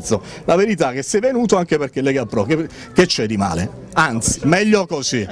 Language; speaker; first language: Italian; native; Italian